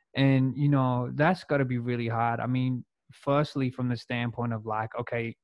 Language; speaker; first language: English; non-native, local second language; Punjabi